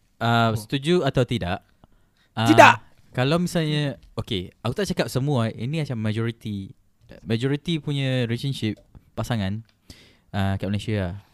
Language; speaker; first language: Malay; native; Malay